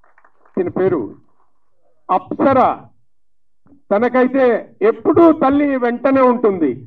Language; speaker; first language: Telugu; native; Telugu